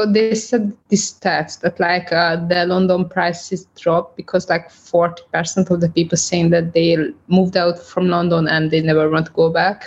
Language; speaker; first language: English; non-native, fluent; Hungarian